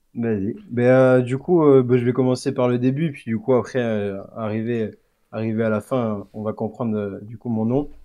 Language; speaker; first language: French; native; French